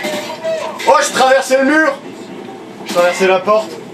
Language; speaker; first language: French; native; French